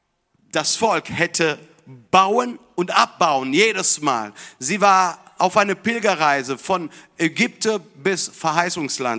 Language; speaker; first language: German; non-native, fluent; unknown